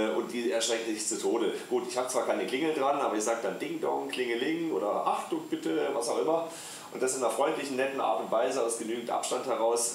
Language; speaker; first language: German; native; German